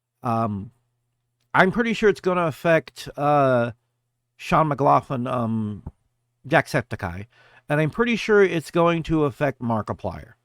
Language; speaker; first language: English; native; English